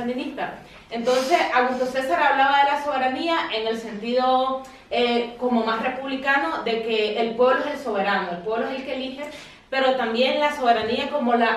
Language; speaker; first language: Spanish; native; Spanish